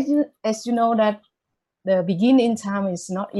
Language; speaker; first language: English; non-native, learner; Vietnamese